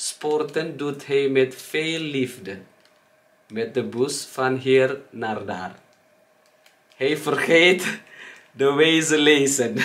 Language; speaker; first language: Dutch; non-native, learner; Indonesian